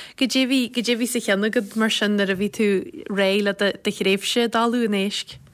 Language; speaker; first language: Irish; native; Irish